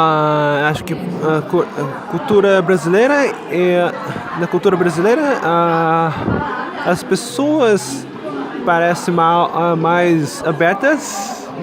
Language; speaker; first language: Portuguese; non-native, learner; Korean